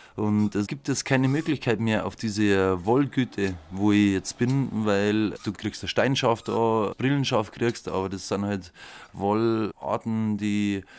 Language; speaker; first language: German; native; German